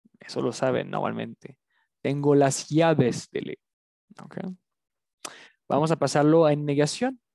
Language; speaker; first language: Spanish; non-native, fluent; French